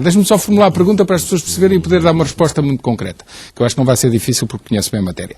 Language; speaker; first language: Portuguese; native; Portuguese